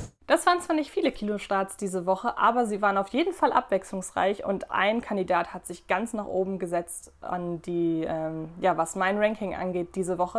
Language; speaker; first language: German; native; German